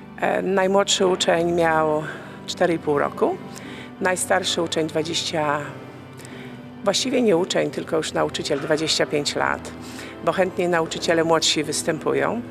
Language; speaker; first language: Polish; native; Polish